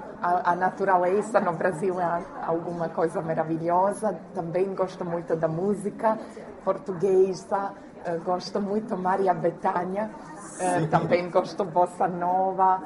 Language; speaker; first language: Portuguese; non-native, learner; Croatian